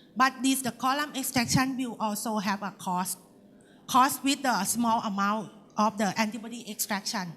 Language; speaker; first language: English; non-native, learner; Thai